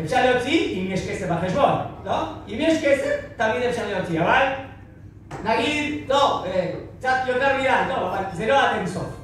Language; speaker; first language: Hebrew; non-native, fluent; Spanish